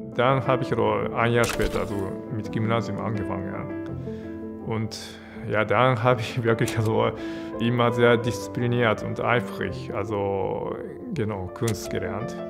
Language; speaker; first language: German; non-native, fluent; Japanese